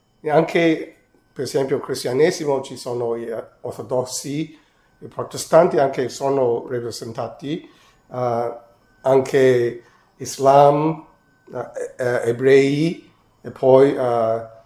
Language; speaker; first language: Italian; non-native, fluent; Cantonese